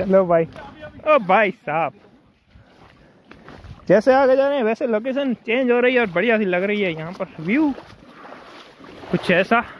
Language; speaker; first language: Hindi; non-native, local second language; Gujarati